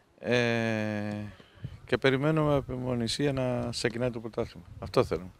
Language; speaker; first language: Greek; non-native, fluent; Spanish